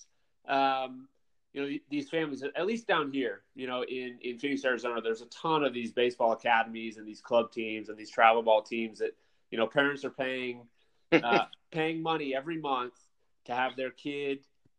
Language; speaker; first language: English; native; English